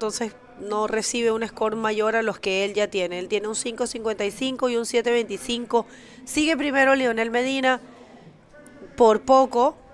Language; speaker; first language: Spanish; native; Spanish